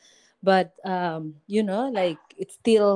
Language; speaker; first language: English; non-native, local second language; Kalenjin